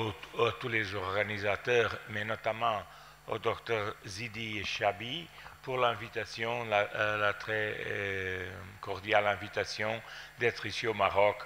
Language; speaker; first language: French; non-native, fluent; Portuguese